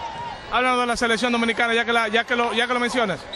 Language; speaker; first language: Spanish; native; Spanish